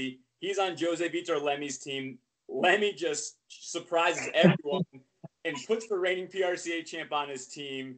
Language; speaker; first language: English; native; English